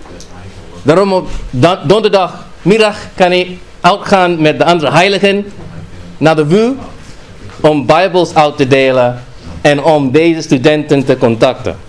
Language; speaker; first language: Dutch; non-native, fluent; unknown